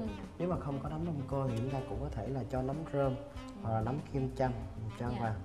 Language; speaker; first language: Vietnamese; native; Vietnamese